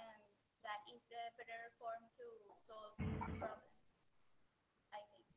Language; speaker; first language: English; non-native, learner; Spanish